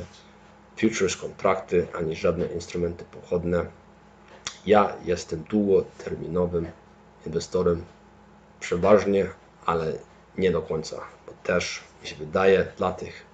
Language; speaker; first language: Polish; early bilingual, heritage; Polish